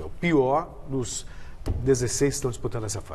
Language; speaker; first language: Portuguese; native; Portuguese